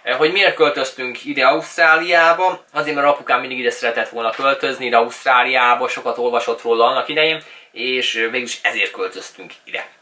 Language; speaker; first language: Hungarian; early bilingual, other home language; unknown